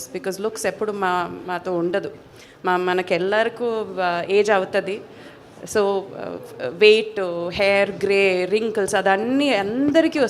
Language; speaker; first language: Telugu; non-native, fluent; Malayalam